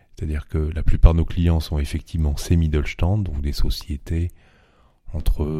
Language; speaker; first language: French; native; French